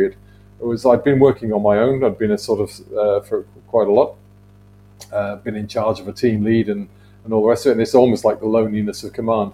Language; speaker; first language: English; native; English